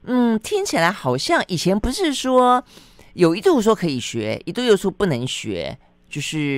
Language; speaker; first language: Chinese; native; Chinese